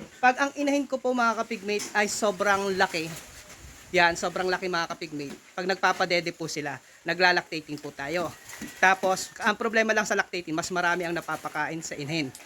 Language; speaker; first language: Filipino; non-native, local second language; Iloko